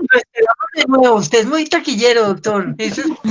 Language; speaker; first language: Spanish; native; Spanish